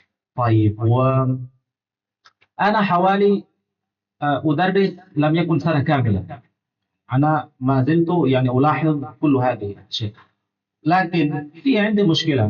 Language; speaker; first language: Arabic; non-native, fluent; Indonesian